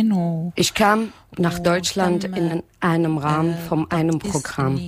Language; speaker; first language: German; non-native, learner; Arabic